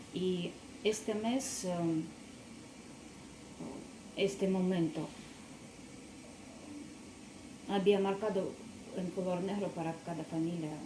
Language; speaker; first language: Spanish; non-native, learner; Russian